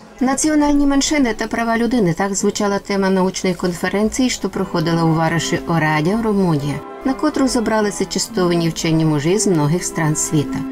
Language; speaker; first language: Ukrainian; native; Ukrainian